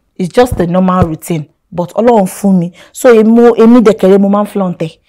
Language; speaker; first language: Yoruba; non-native, local second language; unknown